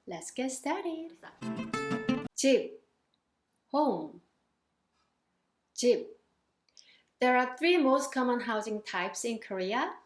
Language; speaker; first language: English; non-native, fluent; Korean